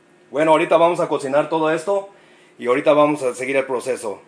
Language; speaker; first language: Spanish; native; Spanish